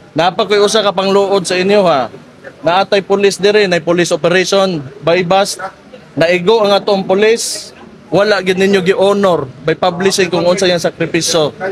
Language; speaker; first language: Cebuano; native; Cebuano